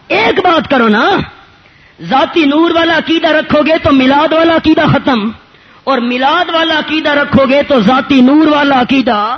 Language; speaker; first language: Urdu; non-native, local second language; Punjabi